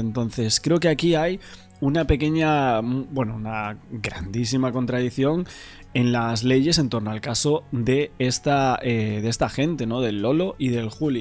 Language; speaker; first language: Spanish; native; Spanish